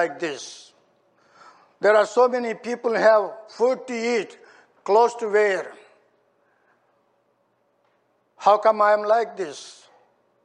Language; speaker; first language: English; non-native, local second language; Telugu